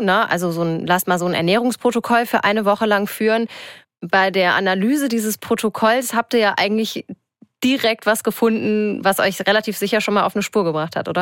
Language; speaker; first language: German; native; German